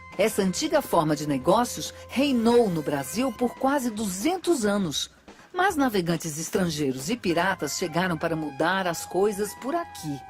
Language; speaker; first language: Portuguese; native; Portuguese